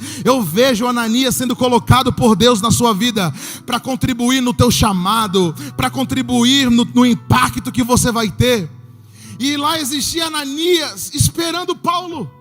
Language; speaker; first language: Portuguese; native; Portuguese